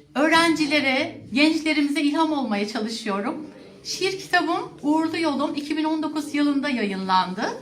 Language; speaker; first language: Turkish; native; Turkish